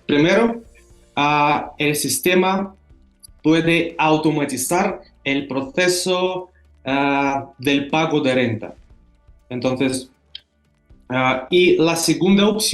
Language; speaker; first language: Spanish; non-native, fluent; Russian